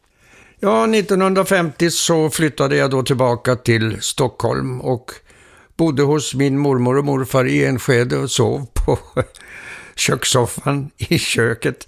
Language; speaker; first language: Swedish; early bilingual, heritage; Swedish